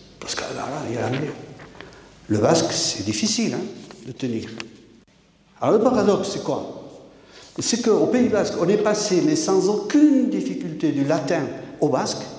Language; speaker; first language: French; non-native, local second language; Basque